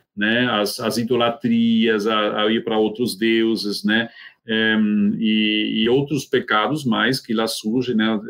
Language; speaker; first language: Portuguese; non-native, fluent; Swiss German